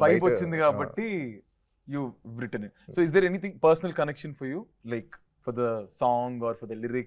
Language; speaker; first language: Telugu; native; Telugu